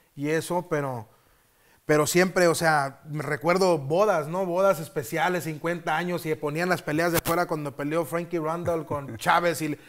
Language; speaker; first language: Spanish; early bilingual, heritage; Spanish